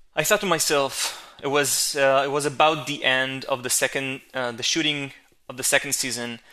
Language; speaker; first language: English; non-native, fluent; Hebrew